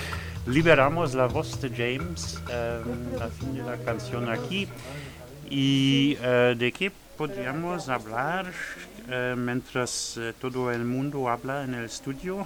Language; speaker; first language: Spanish; non-native, learner; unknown